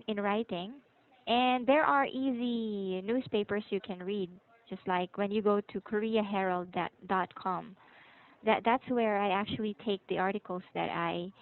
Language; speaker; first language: English; non-native, local second language; Filipino